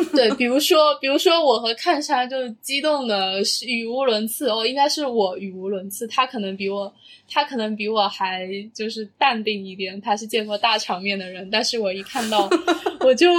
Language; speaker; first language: Chinese; native; Chinese